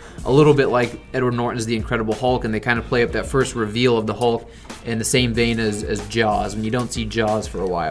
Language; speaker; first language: English; native; English